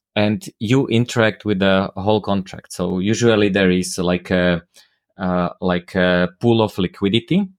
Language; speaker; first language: English; non-native, fluent; Slovak